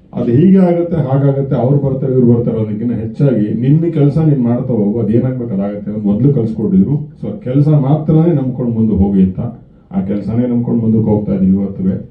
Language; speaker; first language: Kannada; native; Kannada